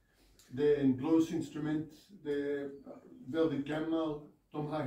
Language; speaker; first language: Swedish; non-native, learner; English